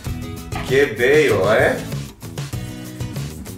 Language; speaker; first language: Spanish; non-native, fluent; Italian